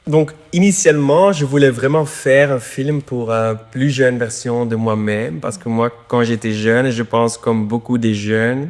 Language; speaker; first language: French; non-native, local second language; Dutch